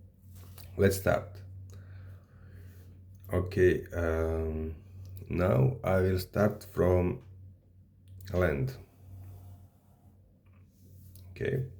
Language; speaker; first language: English; non-native, learner; Serbian